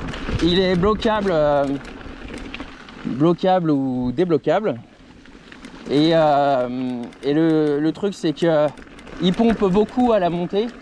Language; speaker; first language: French; native; French